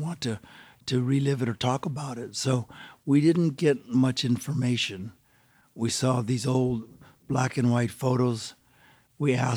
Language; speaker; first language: English; native; English